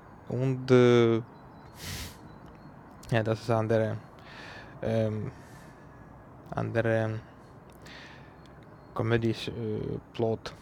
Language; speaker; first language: German; non-native, learner; Ukrainian